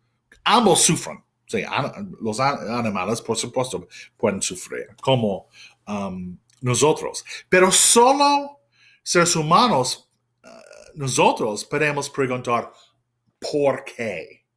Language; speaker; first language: Spanish; non-native, fluent; English